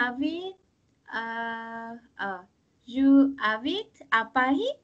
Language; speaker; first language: French; non-native, learner; Korean